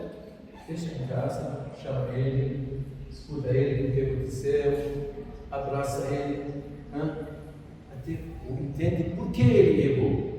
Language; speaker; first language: Portuguese; non-native, fluent; Arabic